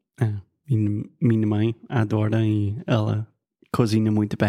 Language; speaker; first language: Portuguese; non-native, fluent; English